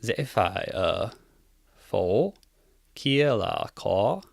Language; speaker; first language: Vietnamese; non-native, learner; English